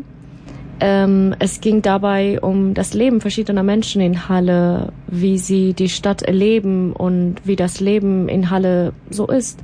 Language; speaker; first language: German; native; German